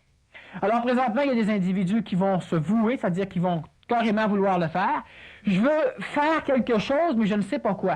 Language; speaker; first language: French; native; French